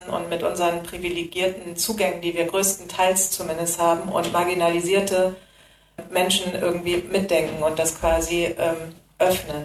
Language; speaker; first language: German; early bilingual, other home language; Persian